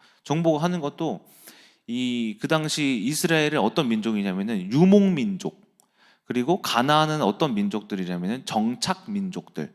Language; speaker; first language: Korean; native; Korean